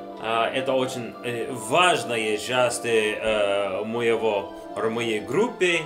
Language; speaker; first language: Russian; non-native, learner; English